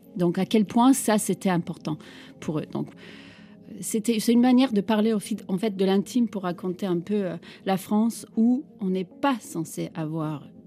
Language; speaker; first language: French; non-native, fluent; Turkish